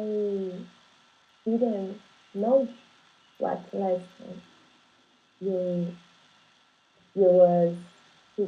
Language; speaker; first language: English; non-native, learner; Portuguese